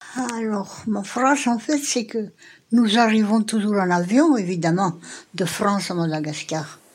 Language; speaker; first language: French; non-native, local second language; Malagasy